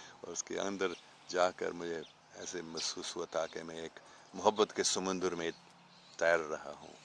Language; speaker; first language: Urdu; non-native, local second language; English